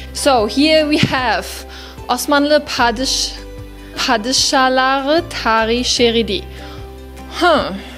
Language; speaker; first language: English; non-native, fluent; German